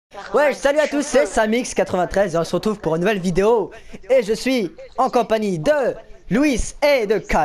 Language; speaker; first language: French; native; French